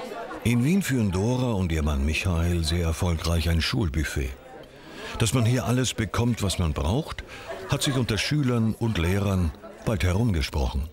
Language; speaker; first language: German; native; German